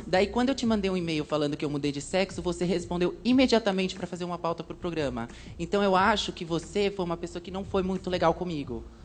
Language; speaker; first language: Portuguese; native; Portuguese